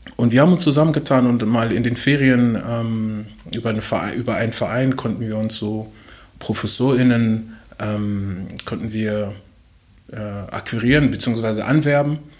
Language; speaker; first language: German; early bilingual, other home language; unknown